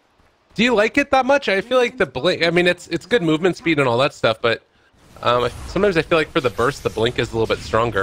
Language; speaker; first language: English; native; English